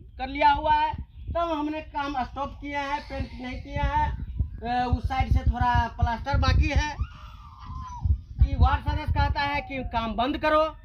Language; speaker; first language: Hindi; native; Hindi